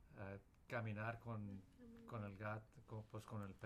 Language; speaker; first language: Spanish; early bilingual, heritage; Spanish